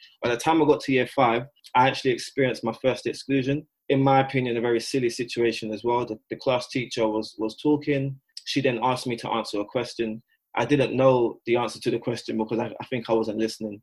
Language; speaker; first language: English; native; English